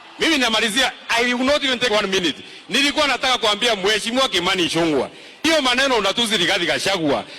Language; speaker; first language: Swahili; non-native, local second language; Kikuyu